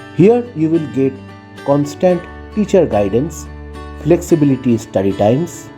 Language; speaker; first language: English; non-native, local second language; Bangla